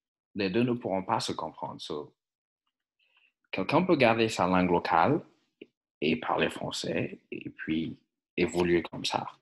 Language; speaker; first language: French; non-native, fluent; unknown